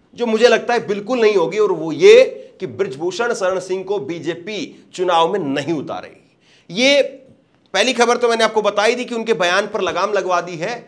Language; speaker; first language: Hindi; native; Hindi